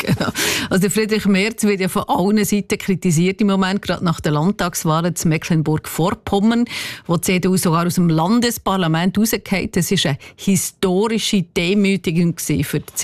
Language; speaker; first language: German; native; German